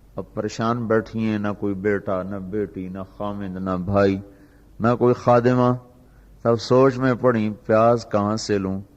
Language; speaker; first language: Urdu; non-native, local second language; Punjabi